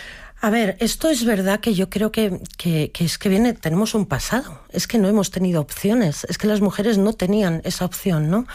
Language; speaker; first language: Spanish; native; Spanish